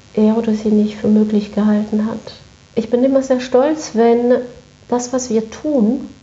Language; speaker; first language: German; non-native, fluent; French